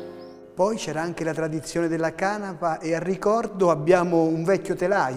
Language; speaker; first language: Italian; native; Italian